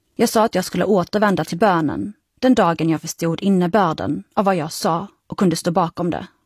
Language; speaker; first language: Swedish; early bilingual, other home language; Arabic